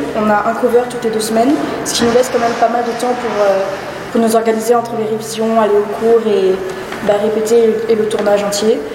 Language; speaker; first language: French; native; French